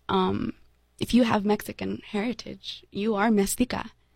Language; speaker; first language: English; native; English